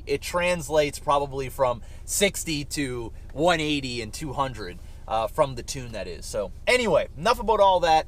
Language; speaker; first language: English; native; English